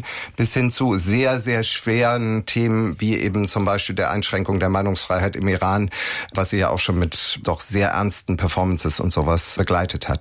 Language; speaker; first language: German; native; German